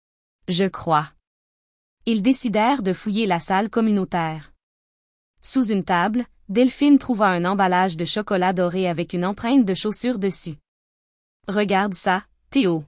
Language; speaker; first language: French; native; French